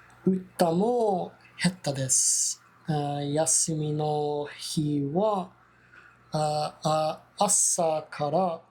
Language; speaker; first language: Japanese; non-native, learner; English